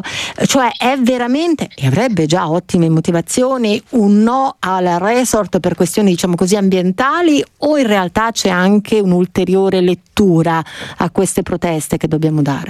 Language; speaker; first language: Italian; native; Italian